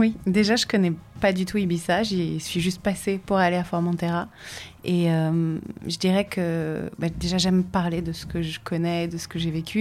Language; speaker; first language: French; native; French